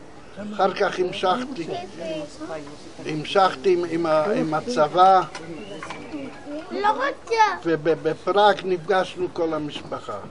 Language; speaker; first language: Hebrew; non-native, fluent; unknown